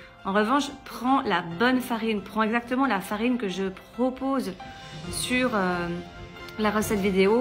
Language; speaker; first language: French; native; French